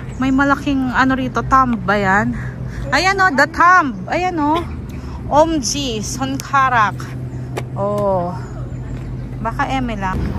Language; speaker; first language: Filipino; native; Filipino